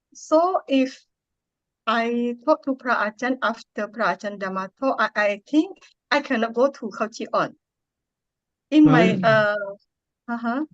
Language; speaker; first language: English; non-native, learner; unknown